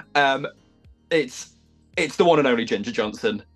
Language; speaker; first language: English; native; English